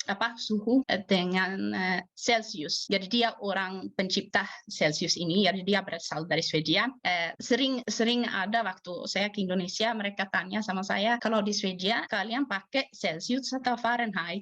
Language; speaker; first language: Indonesian; non-native, fluent; Swedish